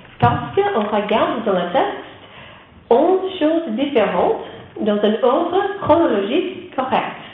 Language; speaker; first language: French; non-native, learner; English